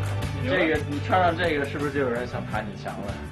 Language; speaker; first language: Chinese; non-native, fluent; English